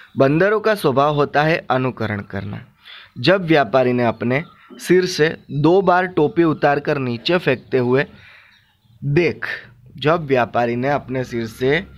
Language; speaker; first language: Hindi; non-native, local second language; Gujarati